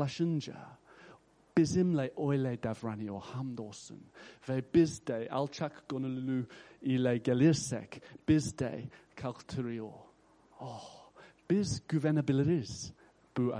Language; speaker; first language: Turkish; non-native, fluent; English